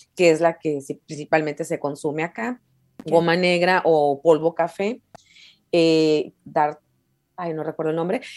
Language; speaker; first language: Spanish; native; Spanish